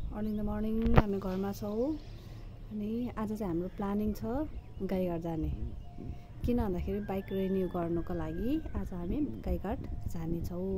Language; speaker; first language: Nepali; non-native, local second language; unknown